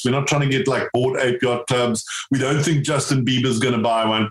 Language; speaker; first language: English; native; English